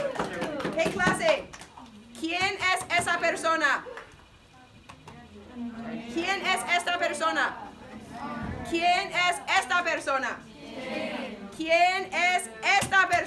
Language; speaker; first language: Spanish; non-native, fluent; English